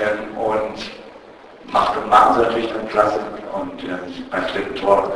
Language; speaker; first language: German; native; German